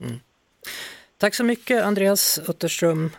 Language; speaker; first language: Swedish; native; Swedish